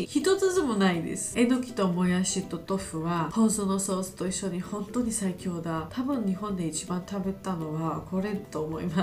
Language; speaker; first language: Japanese; non-native, learner; Georgian